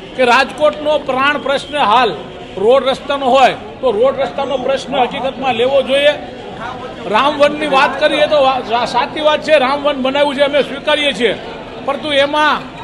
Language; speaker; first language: Gujarati; native; Gujarati